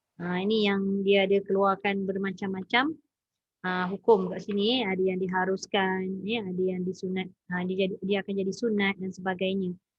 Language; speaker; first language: Malay; native; Malay